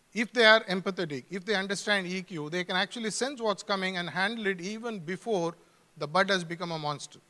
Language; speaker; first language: English; non-native, local second language; Tamil